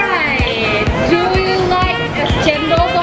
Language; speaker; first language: English; non-native, fluent; Indonesian